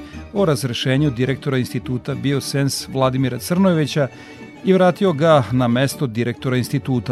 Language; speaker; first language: Serbian; native; Serbian